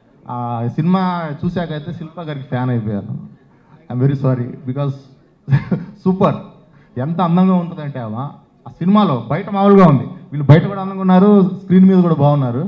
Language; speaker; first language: Telugu; native; Telugu